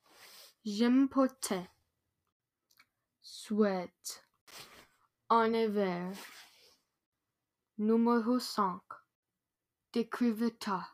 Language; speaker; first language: French; non-native, learner; English